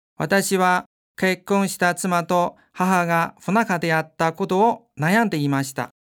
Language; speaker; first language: Japanese; non-native, fluent; Chinese